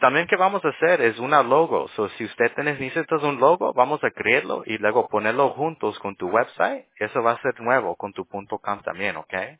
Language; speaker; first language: Spanish; early bilingual, heritage; Spanish